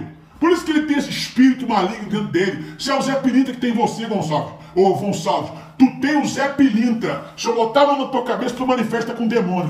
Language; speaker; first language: Portuguese; native; Portuguese